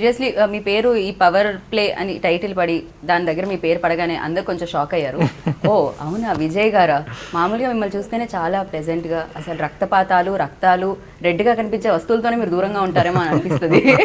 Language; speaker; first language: Telugu; native; Telugu